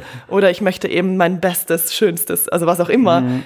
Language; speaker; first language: German; native; German